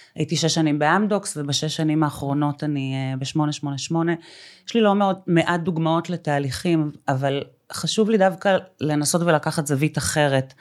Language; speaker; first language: Hebrew; native; Hebrew